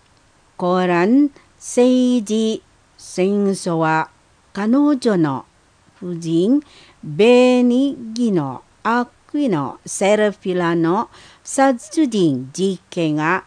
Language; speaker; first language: Japanese; non-native, learner; Indonesian